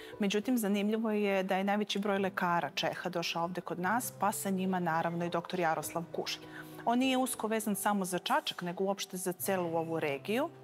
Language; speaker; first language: Serbian; native; Serbian